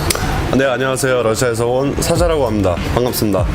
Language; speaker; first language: Korean; non-native, fluent; Russian